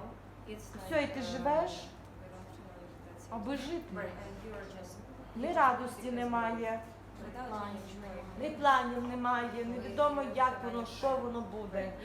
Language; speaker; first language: Ukrainian; native; Ukrainian